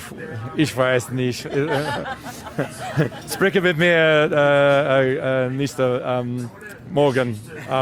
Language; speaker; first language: German; non-native, learner; English